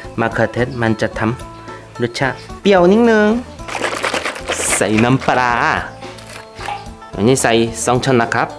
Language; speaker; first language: Thai; non-native, fluent; Korean